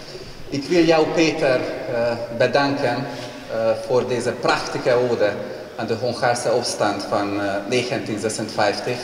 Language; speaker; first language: Dutch; non-native, fluent; Hungarian